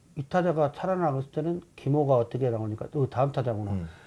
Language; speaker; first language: Korean; native; Korean